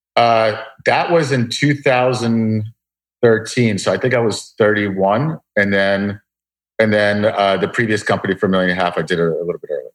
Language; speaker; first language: English; early bilingual, other home language; Russian